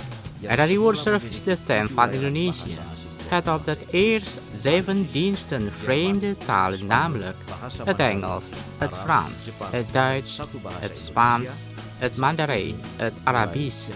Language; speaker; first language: Dutch; non-native, learner; Indonesian